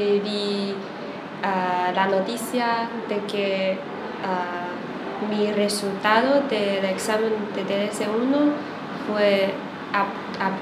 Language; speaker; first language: Spanish; non-native, fluent; Chinese